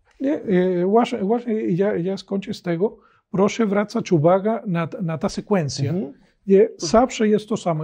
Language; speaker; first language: Polish; non-native, learner; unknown